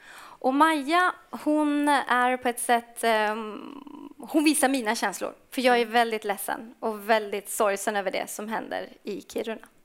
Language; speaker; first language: Swedish; native; Swedish